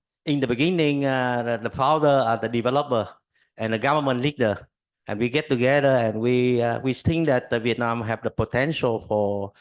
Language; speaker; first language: English; non-native, learner; Vietnamese